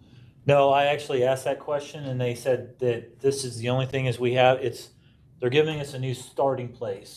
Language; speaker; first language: English; native; English